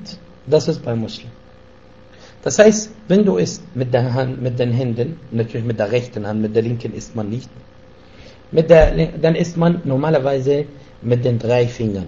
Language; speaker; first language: German; non-native, fluent; Arabic